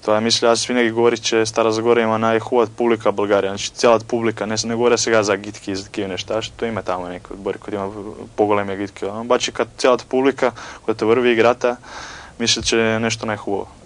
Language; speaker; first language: Bulgarian; non-native, fluent; Croatian